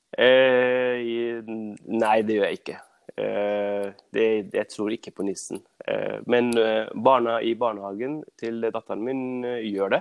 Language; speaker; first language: Norwegian; early bilingual, other home language; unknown